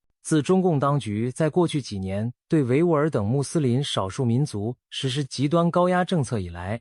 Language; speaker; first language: Chinese; native; Chinese